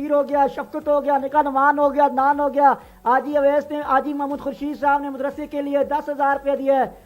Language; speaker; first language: Urdu; native; Urdu